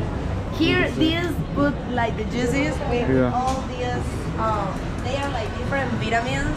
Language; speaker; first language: English; non-native, learner; Spanish